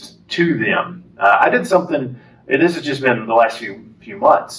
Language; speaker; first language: English; native; English